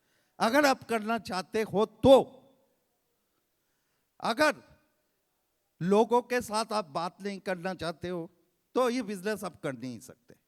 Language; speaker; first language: Hindi; native; Hindi